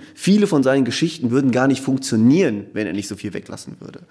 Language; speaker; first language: German; native; German